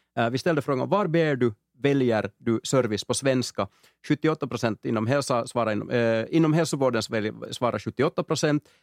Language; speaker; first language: Swedish; native; Swedish